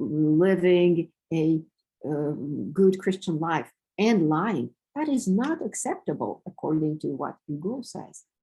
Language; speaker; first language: English; non-native, fluent; Romanian